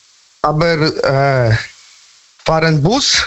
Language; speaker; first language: German; non-native, learner; Polish